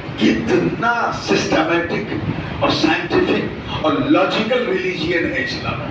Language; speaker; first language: Urdu; native; Urdu